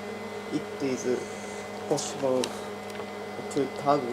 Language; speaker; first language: English; non-native, learner; Japanese